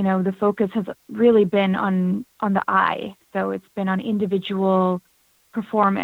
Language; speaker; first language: English; native; English